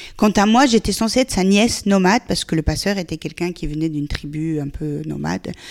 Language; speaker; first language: French; early bilingual, other home language; Persian